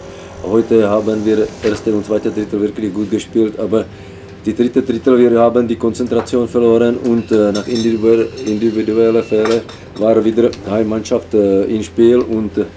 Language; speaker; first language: German; non-native, learner; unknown